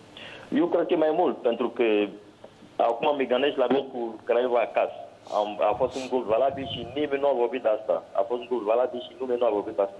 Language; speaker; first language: Romanian; non-native, learner; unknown